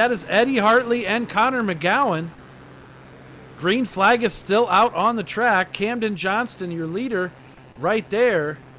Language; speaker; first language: English; native; English